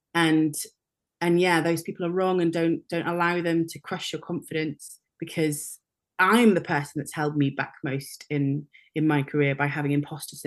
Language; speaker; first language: English; native; English